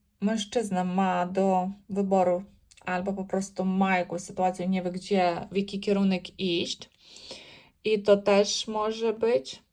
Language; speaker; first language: Polish; non-native, learner; Ukrainian